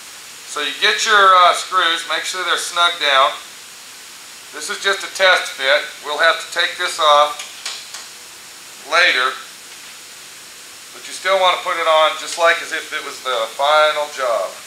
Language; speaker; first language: English; native; English